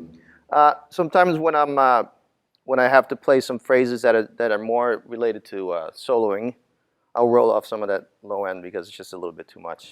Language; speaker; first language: English; native; English